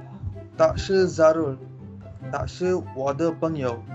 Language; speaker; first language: Chinese; non-native, learner; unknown